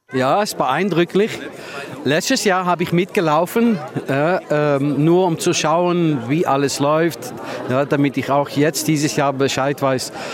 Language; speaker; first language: German; non-native, fluent; Dutch